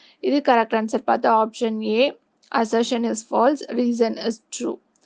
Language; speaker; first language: English; non-native, local second language; Tamil